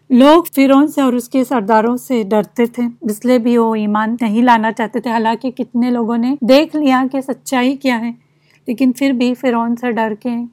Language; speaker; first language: Urdu; native; Urdu